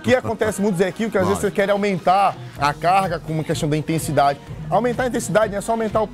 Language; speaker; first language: Portuguese; native; Portuguese